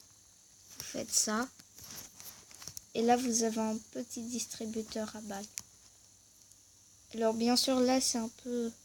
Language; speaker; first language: French; native; French